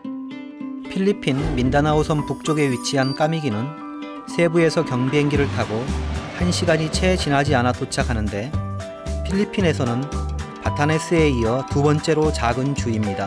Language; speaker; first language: Korean; native; Korean